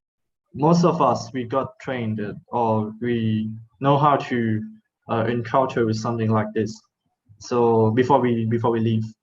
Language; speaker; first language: English; non-native, fluent; Thai